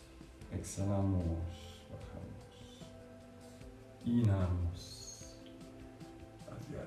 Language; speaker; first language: Spanish; non-native, fluent; English